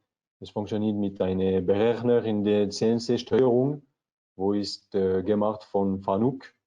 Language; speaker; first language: German; non-native, learner; French